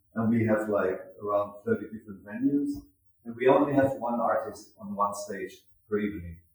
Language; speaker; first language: English; non-native, fluent; German